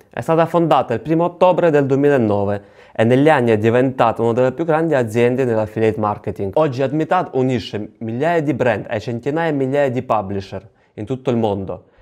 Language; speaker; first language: Italian; non-native, fluent; Russian